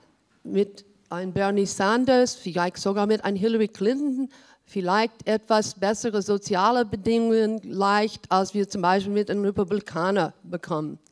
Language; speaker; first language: German; early bilingual, heritage; German